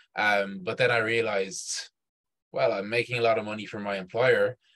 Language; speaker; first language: English; native; English